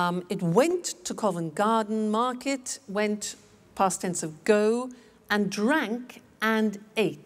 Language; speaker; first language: English; native; English